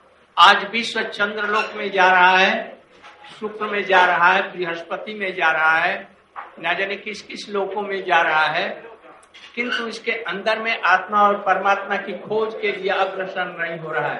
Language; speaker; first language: Hindi; native; Hindi